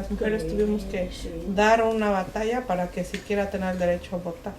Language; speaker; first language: Spanish; non-native, local second language; Mixtepec Mixtec